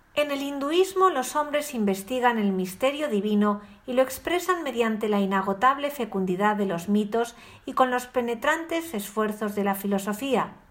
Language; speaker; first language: Spanish; native; Spanish